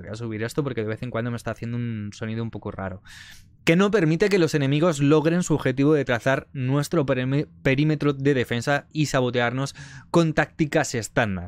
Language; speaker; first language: Spanish; native; Spanish